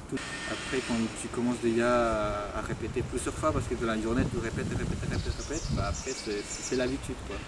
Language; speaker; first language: French; non-native, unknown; Spanish